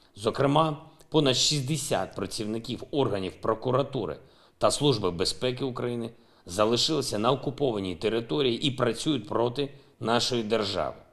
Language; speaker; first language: Ukrainian; non-native, local second language; Russian